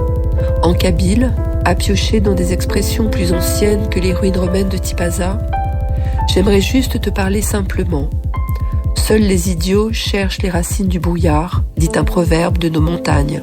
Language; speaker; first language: French; native; French